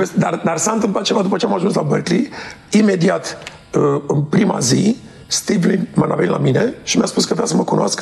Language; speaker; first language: Romanian; native; Romanian